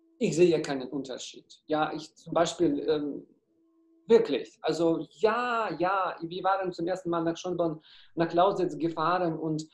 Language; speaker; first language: German; non-native, fluent; Ukrainian